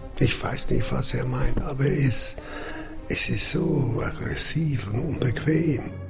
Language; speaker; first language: German; non-native, fluent; English